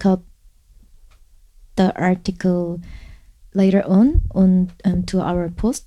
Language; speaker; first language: English; non-native, fluent; Korean